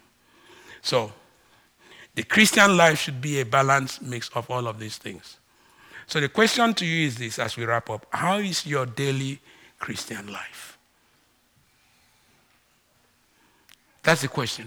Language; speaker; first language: English; non-native, local second language; Ibibio